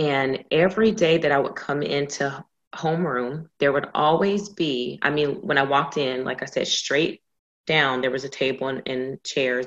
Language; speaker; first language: English; native; English